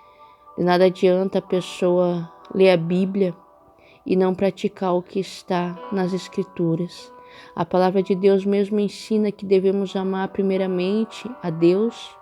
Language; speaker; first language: Portuguese; native; Portuguese